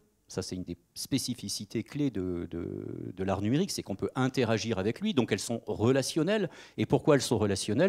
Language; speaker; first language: French; native; French